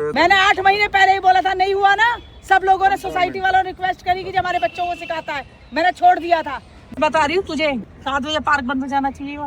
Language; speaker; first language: Hindi; native; Hindi